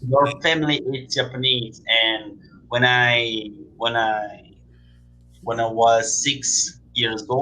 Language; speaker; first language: English; non-native, learner; Portuguese